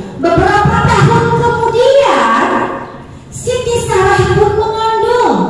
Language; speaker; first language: Indonesian; non-native, local second language; Sundanese